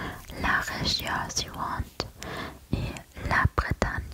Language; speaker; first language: French; non-native, learner; German